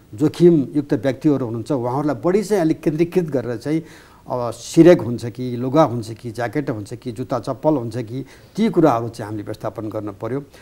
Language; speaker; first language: Nepali; native; Nepali